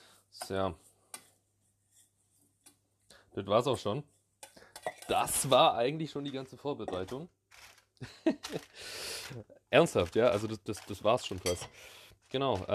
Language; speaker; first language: German; native; German